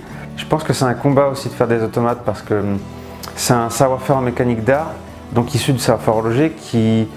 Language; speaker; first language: French; native; French